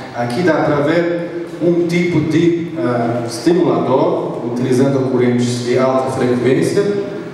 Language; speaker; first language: Portuguese; non-native, fluent; Serbian